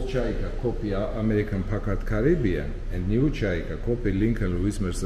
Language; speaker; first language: English; non-native, learner; Georgian